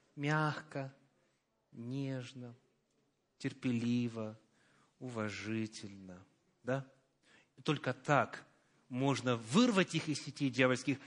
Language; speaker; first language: Russian; native; Russian